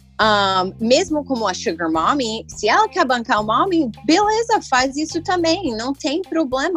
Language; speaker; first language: Portuguese; early bilingual, heritage; English